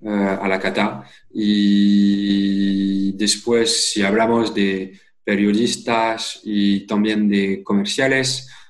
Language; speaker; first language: Spanish; non-native, fluent; French